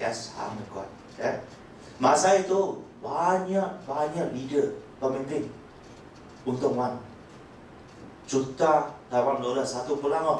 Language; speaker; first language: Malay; non-native, local second language; Chinese